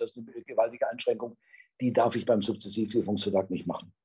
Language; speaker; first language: German; native; German